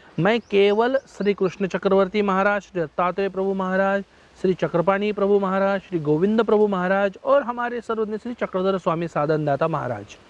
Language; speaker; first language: Hindi; non-native, local second language; Marathi